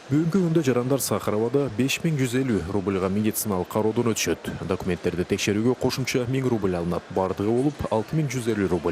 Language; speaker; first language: Kyrgyz; native; Kyrgyz